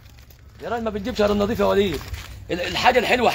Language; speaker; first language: Arabic; native; Arabic